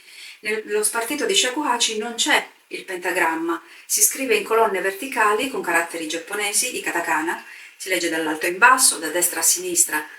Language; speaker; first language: Italian; native; Italian